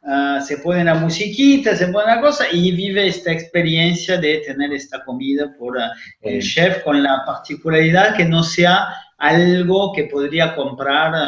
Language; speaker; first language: Spanish; non-native, fluent; French